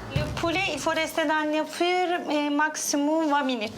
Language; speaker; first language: French; non-native, fluent; Turkish